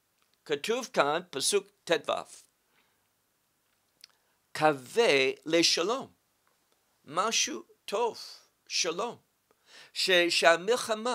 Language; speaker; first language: Hebrew; non-native, fluent; English